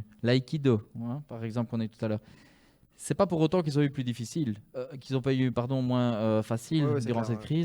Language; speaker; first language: French; native; French